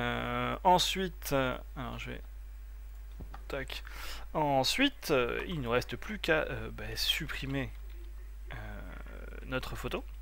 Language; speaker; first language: French; native; French